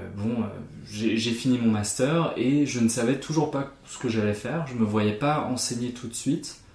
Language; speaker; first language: French; non-native, fluent; German